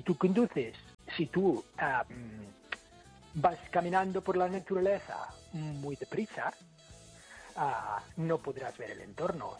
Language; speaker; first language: Spanish; non-native, fluent; English